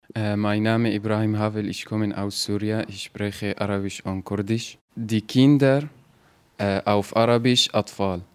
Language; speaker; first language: German; non-native, learner; Arabic